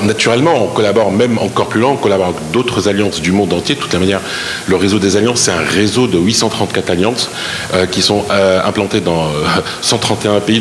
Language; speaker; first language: French; non-native, local second language; Arabic